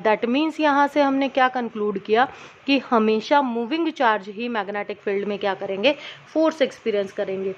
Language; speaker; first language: Hindi; native; Hindi